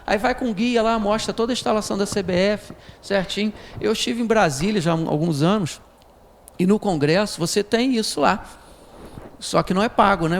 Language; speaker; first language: Portuguese; native; Portuguese